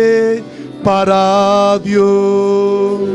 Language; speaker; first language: Spanish; native; Spanish